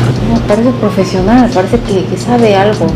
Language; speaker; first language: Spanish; non-native, fluent; Korean